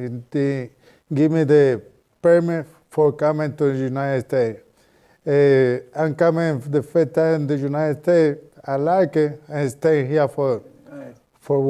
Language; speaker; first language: English; non-native, learner; Spanish